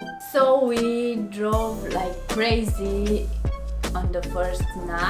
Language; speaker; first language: English; non-native, learner; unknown